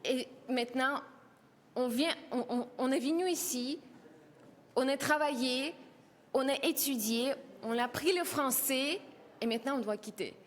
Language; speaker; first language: French; non-native, learner; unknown